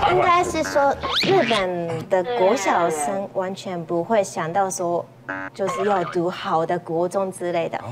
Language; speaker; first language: Chinese; non-native, fluent; Japanese